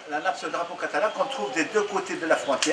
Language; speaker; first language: French; native; French